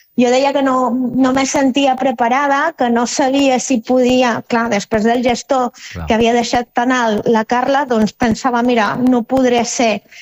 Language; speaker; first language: Catalan; non-native, fluent; Spanish